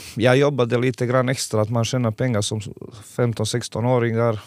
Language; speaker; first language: Swedish; non-native, fluent; Serbian